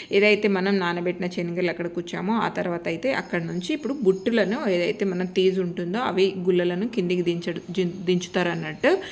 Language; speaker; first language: Telugu; non-native, local second language; Lambadi